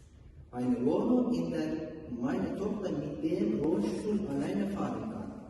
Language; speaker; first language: German; non-native, learner; Turkish